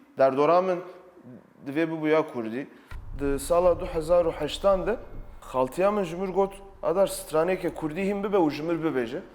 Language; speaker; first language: Kurdish; non-native, local second language; Turkish